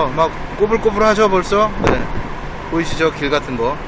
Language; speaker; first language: Korean; native; Korean